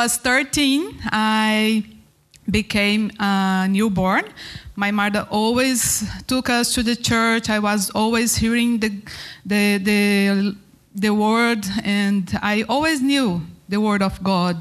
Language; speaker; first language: English; non-native, learner; Portuguese